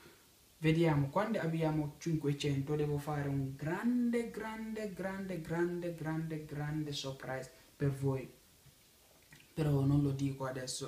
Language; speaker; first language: Italian; non-native, learner; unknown